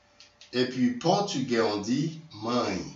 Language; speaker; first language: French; non-native, local second language; Haitian Creole